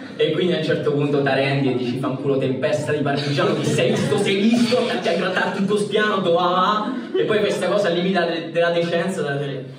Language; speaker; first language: Italian; early bilingual, heritage; Italian